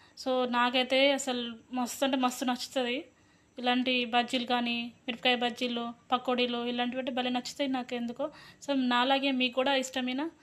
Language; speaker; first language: Telugu; non-native, local second language; Lambadi